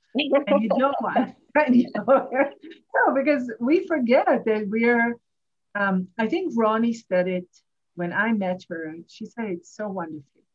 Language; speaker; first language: English; non-native, fluent; Hebrew